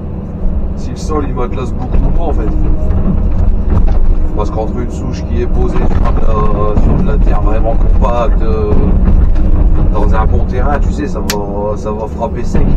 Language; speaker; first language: French; native; French